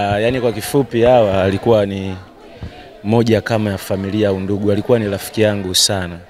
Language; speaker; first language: Swahili; native; Swahili